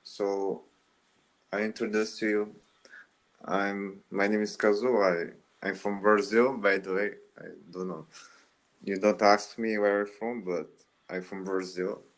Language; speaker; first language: English; non-native, learner; Portuguese